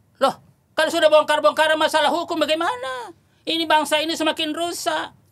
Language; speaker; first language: Indonesian; non-native, local second language; Buginese